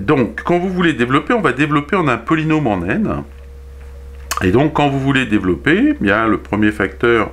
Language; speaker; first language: French; native; French